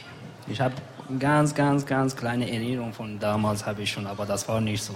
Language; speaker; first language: German; non-native, learner; Persian